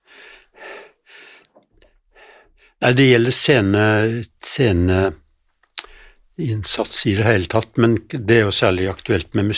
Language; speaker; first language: Norwegian; native; Norwegian